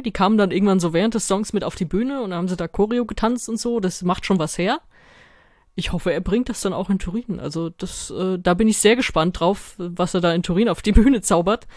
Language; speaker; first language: German; native; German